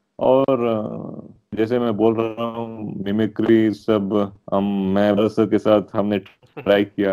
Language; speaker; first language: Hindi; non-native, local second language; Telugu